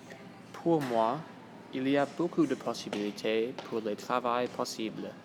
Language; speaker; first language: French; non-native, local second language; English